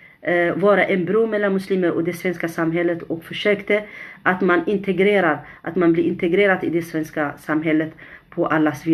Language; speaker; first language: Swedish; non-native, fluent; Arabic